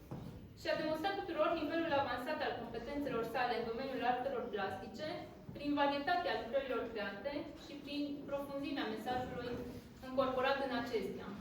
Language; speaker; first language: Romanian; native; Romanian